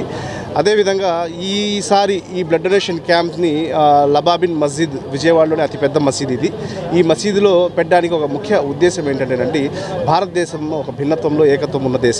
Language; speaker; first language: Telugu; native; Telugu